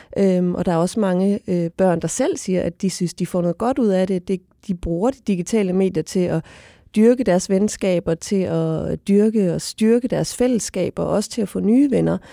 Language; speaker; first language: Danish; native; Danish